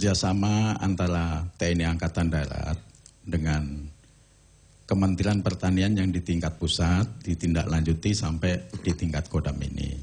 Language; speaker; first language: Indonesian; non-native, local second language; Javanese